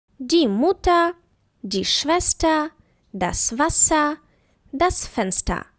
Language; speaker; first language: German; non-native, fluent; Ukrainian